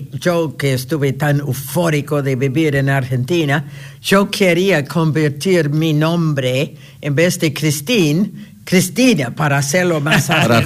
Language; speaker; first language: Spanish; non-native, fluent; English